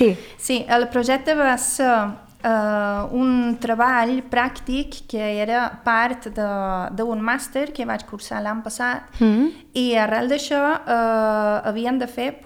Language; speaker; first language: Catalan; early bilingual, other home language; Swedish